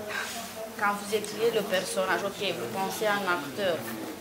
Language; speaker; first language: French; non-native, fluent; Romanian